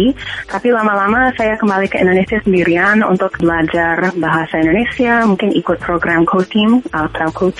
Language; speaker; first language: Indonesian; non-native, fluent; English